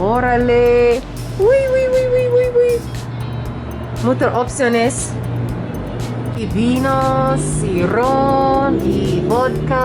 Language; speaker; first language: Spanish; non-native, learner; English